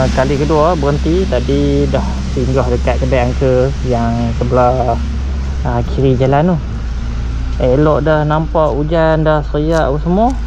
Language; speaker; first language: Malay; native; Malay